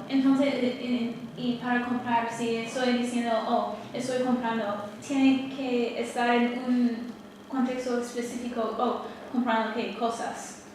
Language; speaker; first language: Spanish; non-native, learner; English